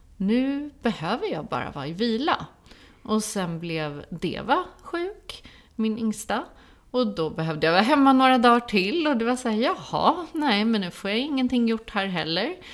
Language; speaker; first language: Swedish; early bilingual, other home language; Polish